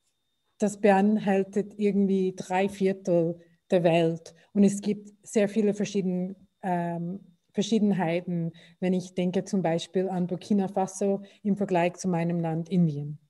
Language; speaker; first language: German; non-native, fluent; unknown